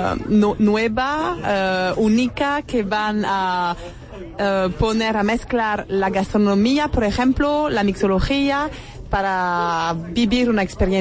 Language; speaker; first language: Spanish; non-native, fluent; French